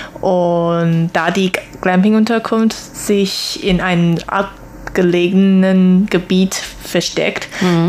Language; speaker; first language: German; non-native, learner; Chinese